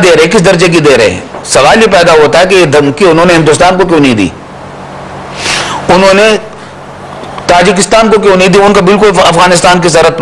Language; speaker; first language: Urdu; native; Urdu